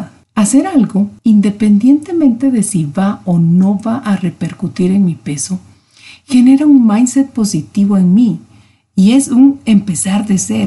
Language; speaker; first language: Spanish; native; Spanish